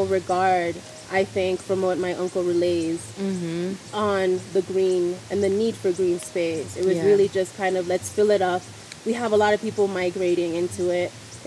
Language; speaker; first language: English; native; English